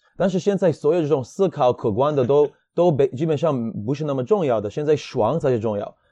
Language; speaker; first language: Chinese; non-native, fluent; Hebrew